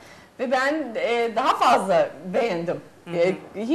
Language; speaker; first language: Turkish; non-native, fluent; Spanish